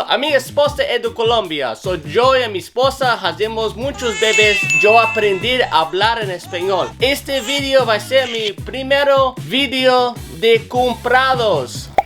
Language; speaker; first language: Spanish; non-native, learner; English